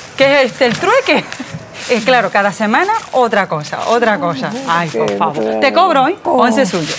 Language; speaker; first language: Spanish; early bilingual, other home language; Korean